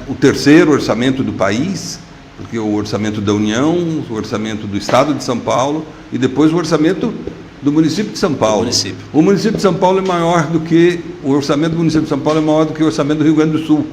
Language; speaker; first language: Portuguese; native; Portuguese